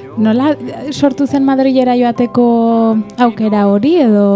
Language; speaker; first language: Basque; native; Basque